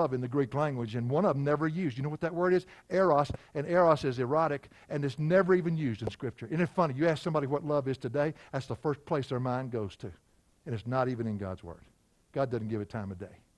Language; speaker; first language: English; native; English